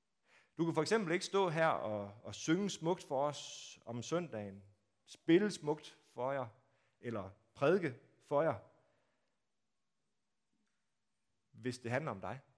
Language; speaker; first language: Danish; native; Danish